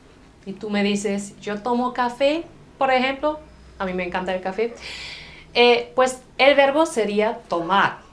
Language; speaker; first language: Spanish; non-native, fluent; German